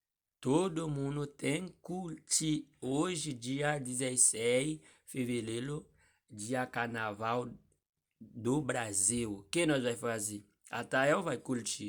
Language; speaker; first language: Portuguese; non-native, learner; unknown